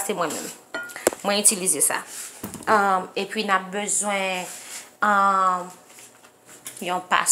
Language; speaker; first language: French; non-native, learner; Haitian Creole